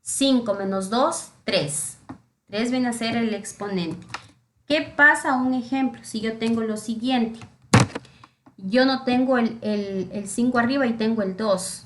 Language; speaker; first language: Spanish; native; Spanish